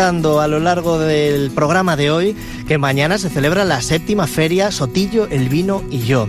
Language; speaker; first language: Spanish; native; Spanish